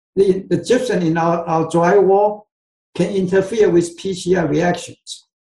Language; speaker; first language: English; non-native, fluent; Chinese